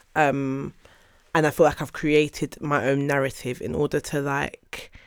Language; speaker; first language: English; early bilingual, other home language; Yoruba